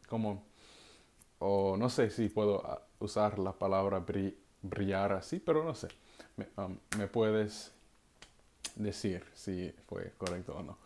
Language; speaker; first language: Spanish; non-native, learner; English